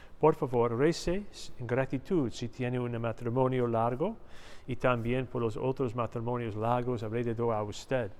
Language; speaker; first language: Spanish; non-native, learner; English